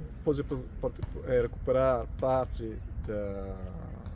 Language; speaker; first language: Portuguese; non-native, fluent; Italian